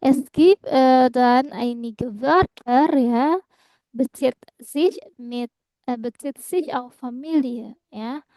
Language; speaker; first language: German; non-native, fluent; Indonesian